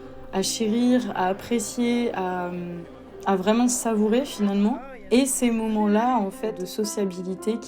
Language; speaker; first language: French; native; French